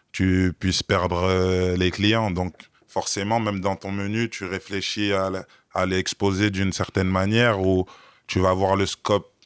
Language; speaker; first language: French; native; French